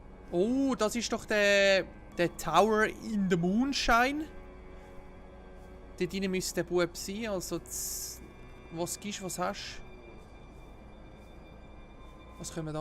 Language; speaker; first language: German; native; German